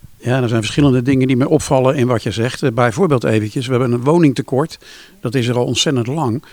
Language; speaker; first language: Dutch; native; Dutch